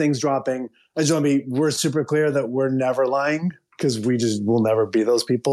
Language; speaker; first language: English; native; English